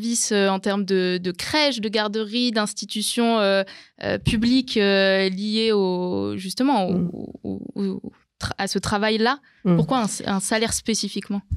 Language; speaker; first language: French; native; French